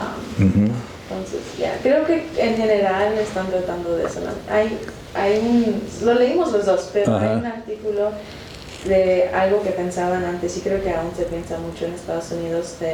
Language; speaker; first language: Spanish; non-native, fluent; English